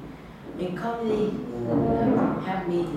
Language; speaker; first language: English; non-native, learner; Vietnamese